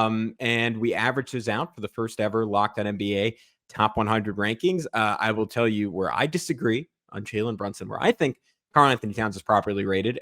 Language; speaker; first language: English; native; English